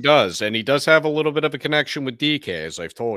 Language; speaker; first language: English; native; English